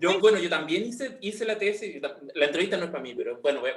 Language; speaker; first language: Spanish; native; Spanish